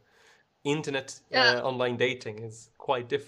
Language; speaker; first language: English; non-native, fluent; Swedish